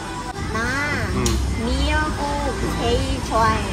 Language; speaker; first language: Korean; non-native, learner; Thai